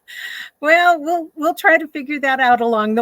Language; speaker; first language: English; native; English